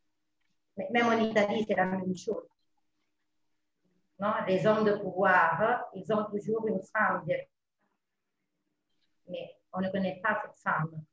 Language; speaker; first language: French; non-native, fluent; Italian